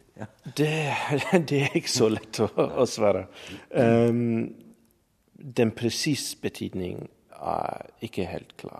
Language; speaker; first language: Norwegian; non-native, learner; English